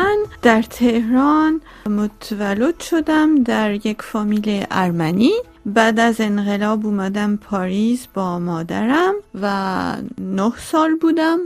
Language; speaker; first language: Persian; non-native, local second language; Armenian